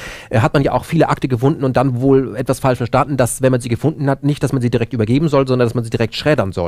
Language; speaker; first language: German; native; German